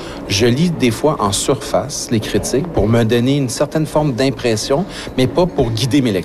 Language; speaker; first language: French; native; French